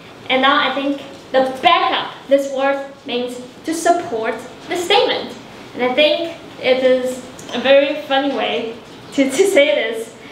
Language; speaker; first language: English; non-native, fluent; Chinese